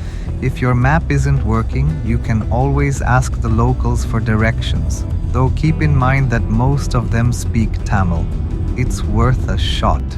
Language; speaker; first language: English; non-native, local second language; Sinhala